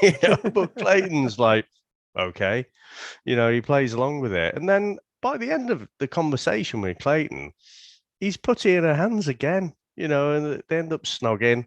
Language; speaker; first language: English; native; English